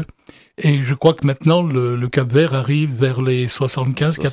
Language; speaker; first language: French; native; French